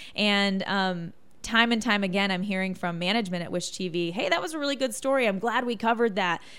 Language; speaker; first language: English; native; English